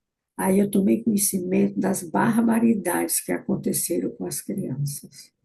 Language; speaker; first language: Portuguese; native; Portuguese